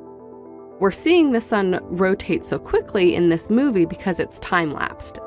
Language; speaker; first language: English; native; English